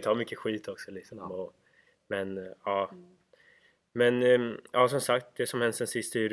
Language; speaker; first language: Swedish; native; Swedish